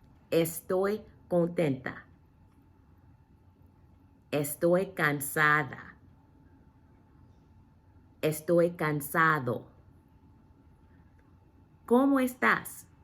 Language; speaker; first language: Spanish; non-native, fluent; English